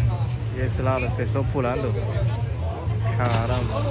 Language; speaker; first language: Portuguese; non-native, fluent; Chinese